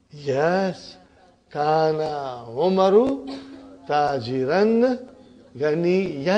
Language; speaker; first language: Arabic; non-native, fluent; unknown